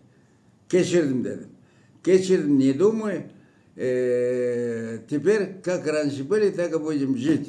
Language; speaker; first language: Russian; non-native, local second language; Kyrgyz